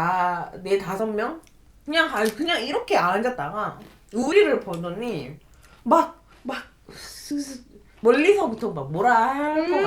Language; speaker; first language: Korean; non-native, fluent; Indonesian